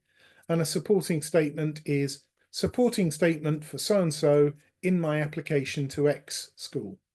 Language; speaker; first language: English; native; English